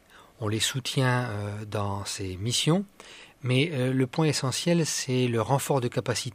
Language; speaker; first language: French; native; French